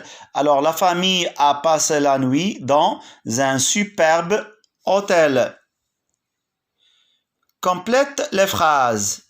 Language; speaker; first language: French; non-native, local second language; Arabic